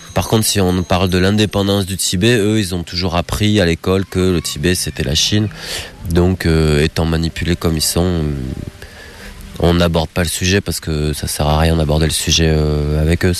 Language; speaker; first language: French; native; French